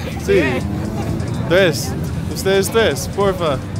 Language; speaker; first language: Spanish; non-native, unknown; English